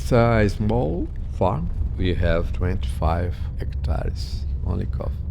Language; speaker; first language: English; non-native, learner; Portuguese